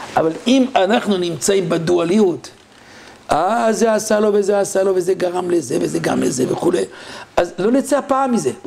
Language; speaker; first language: Hebrew; non-native, fluent; French